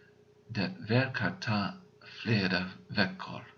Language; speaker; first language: Swedish; non-native, learner; Dutch